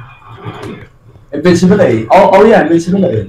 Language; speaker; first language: English; native; English